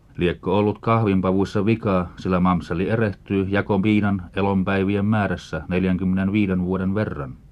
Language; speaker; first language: Finnish; native; Finnish